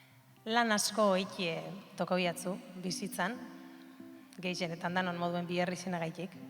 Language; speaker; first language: Basque; native; Basque